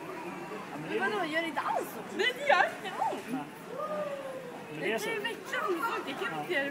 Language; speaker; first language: Swedish; native; Swedish